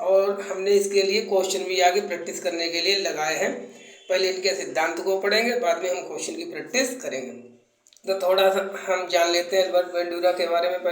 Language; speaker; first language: Hindi; native; Hindi